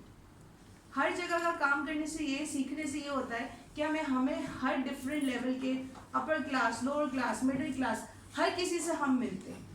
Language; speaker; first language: Urdu; non-native, local second language; Gujarati